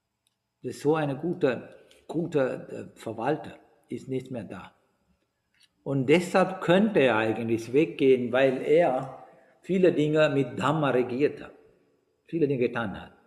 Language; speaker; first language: German; non-native, fluent; Sinhala